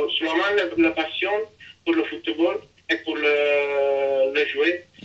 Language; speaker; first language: French; non-native, learner; Italian